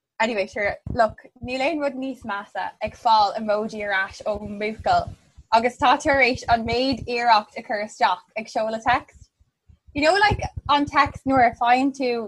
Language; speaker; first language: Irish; non-native, local second language; English